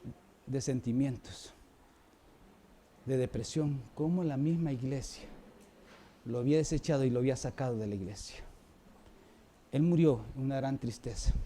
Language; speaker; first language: Spanish; native; Spanish